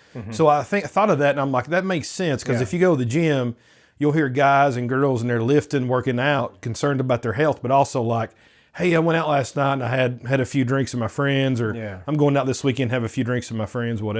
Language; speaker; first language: English; native; English